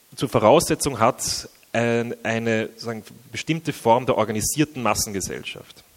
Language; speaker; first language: German; native; German